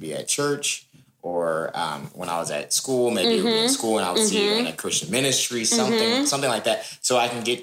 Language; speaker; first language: English; native; English